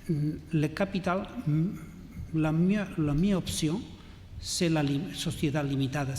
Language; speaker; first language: French; non-native, learner; Catalan